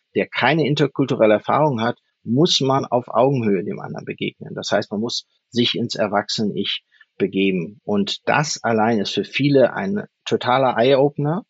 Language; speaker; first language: German; native; German